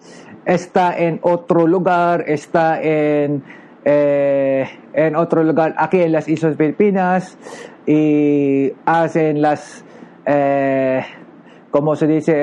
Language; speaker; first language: Spanish; non-native, learner; Filipino